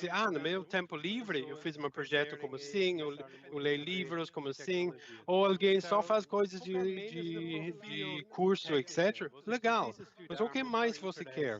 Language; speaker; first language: Portuguese; non-native, fluent; English